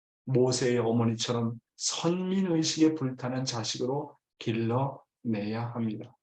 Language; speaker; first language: Korean; native; Korean